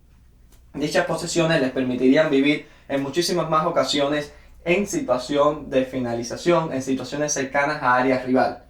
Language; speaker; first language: Spanish; native; Spanish